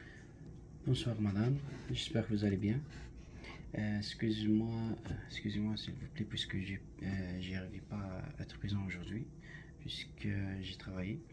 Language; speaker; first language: French; non-native, learner; Arabic